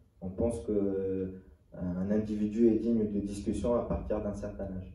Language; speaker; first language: French; non-native, local second language; Arabic